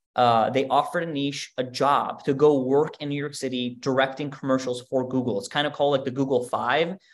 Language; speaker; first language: English; native; English